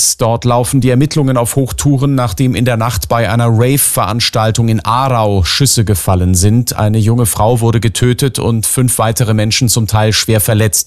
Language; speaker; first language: German; native; German